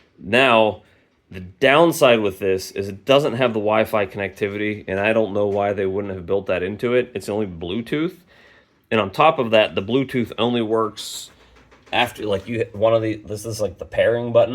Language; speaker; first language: English; native; English